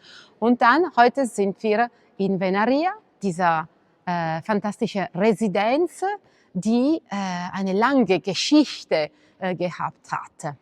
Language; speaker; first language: German; non-native, fluent; Italian